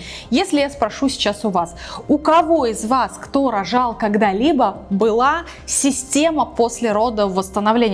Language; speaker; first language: Russian; native; Russian